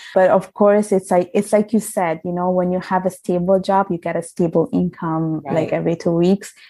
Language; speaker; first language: English; non-native, fluent; Italian